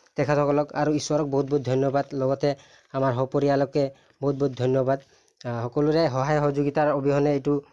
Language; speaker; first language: Assamese; non-native, local second language; Sadri